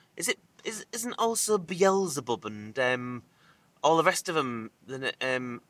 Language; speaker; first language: English; native; English